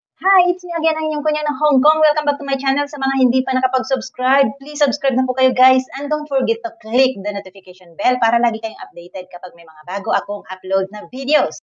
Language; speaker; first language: Filipino; native; Filipino